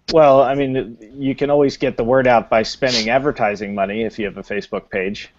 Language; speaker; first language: English; native; English